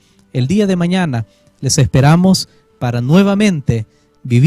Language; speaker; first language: Spanish; native; Spanish